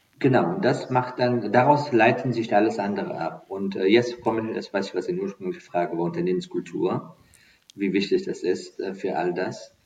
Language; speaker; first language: German; non-native, fluent; Persian